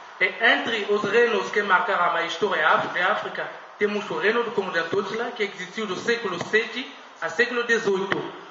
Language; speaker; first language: Portuguese; non-native, fluent; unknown